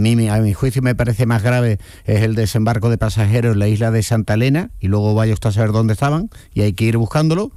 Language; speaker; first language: Spanish; native; Spanish